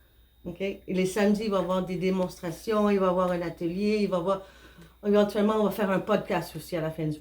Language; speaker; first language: French; non-native, fluent; Spanish